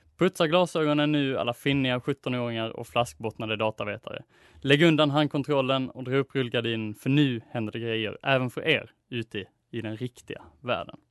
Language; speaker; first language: Swedish; native; Swedish